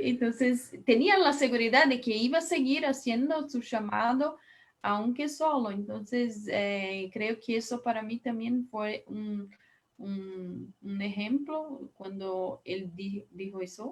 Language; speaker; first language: Spanish; non-native, learner; Portuguese